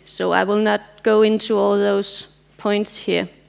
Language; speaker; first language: English; non-native, fluent; Danish